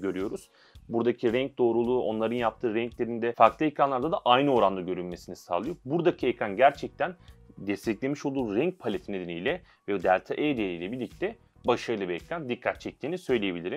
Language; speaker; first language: Turkish; native; Turkish